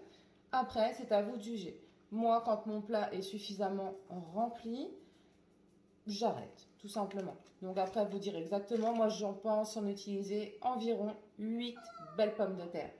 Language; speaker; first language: French; native; French